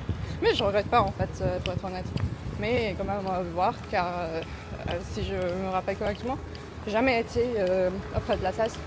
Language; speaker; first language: French; non-native, fluent; Turkish